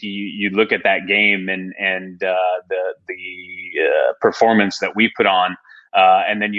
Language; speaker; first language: English; native; English